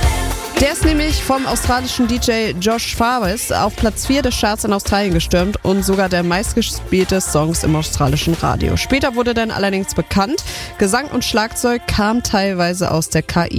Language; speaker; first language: German; native; German